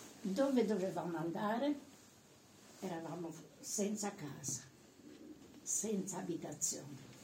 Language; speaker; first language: Italian; native; Italian